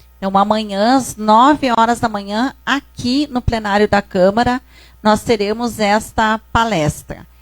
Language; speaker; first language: Portuguese; native; Portuguese